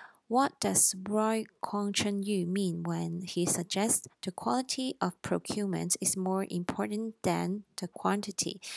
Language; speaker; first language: English; non-native, local second language; Cantonese